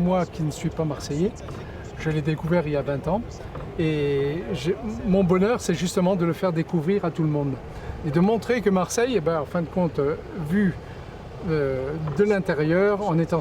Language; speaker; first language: French; native; French